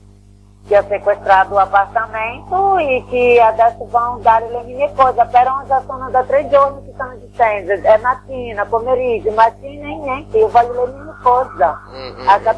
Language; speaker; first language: Italian; non-native, learner; Portuguese